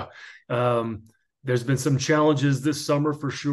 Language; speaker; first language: English; native; English